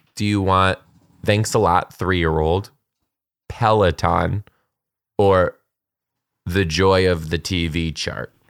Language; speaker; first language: English; native; English